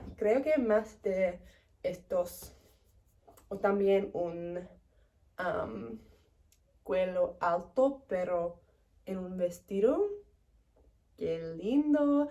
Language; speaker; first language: Spanish; non-native, learner; English